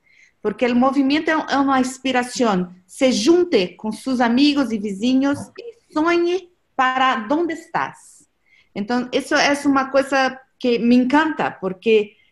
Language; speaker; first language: Spanish; non-native, learner; Portuguese